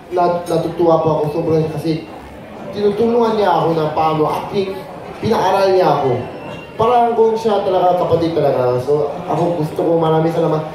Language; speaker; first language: Filipino; non-native, fluent; Korean